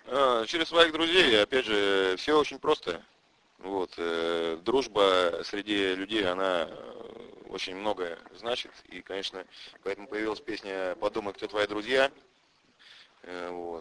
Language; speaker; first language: Russian; native; Russian